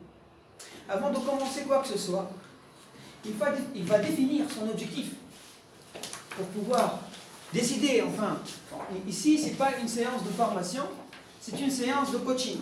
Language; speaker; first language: French; non-native, local second language; Arabic